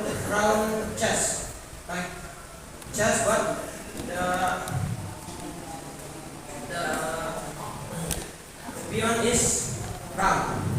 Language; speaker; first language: English; non-native, learner; Indonesian